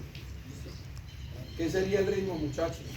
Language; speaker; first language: Spanish; native; Spanish